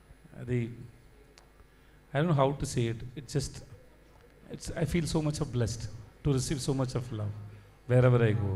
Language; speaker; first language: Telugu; non-native, learner; Tamil